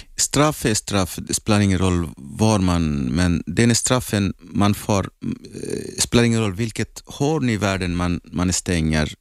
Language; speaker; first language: Swedish; non-native, learner; Arabic